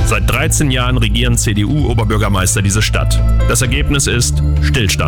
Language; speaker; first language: German; native; German